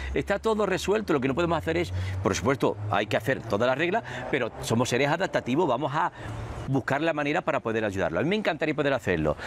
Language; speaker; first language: Spanish; native; Spanish